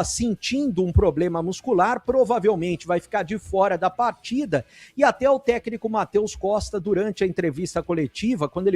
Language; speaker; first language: Portuguese; native; Portuguese